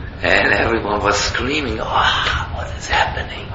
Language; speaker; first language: English; non-native, fluent; German